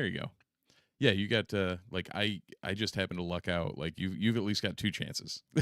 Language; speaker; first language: English; native; English